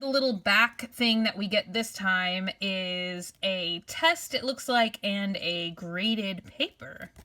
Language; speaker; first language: English; native; English